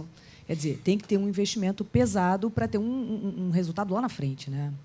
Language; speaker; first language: Portuguese; native; Portuguese